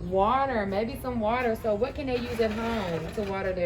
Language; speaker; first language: English; native; English